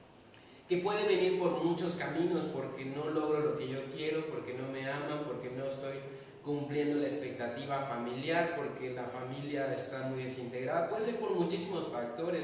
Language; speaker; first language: Spanish; native; Spanish